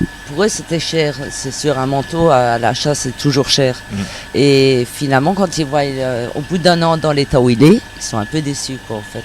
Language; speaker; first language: French; native; French